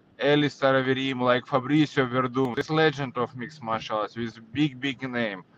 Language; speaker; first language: English; non-native, learner; Russian